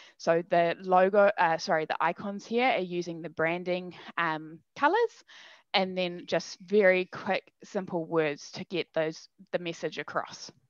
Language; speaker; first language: English; native; English